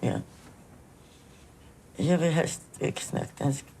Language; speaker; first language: Danish; non-native, local second language; Kalaallisut